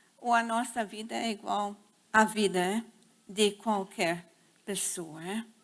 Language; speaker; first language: Portuguese; non-native, fluent; English